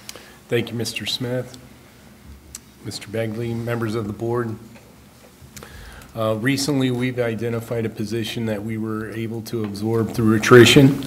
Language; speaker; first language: English; native; English